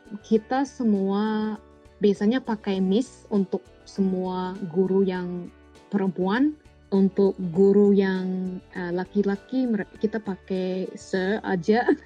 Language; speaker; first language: Indonesian; early bilingual, heritage; Indonesian